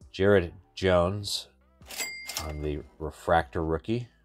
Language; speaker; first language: English; native; English